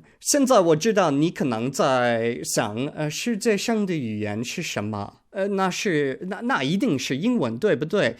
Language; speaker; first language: Chinese; non-native, learner; English